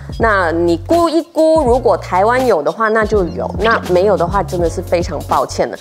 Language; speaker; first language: Chinese; native; Chinese